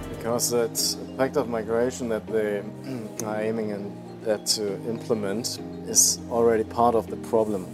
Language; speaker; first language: English; non-native, fluent; German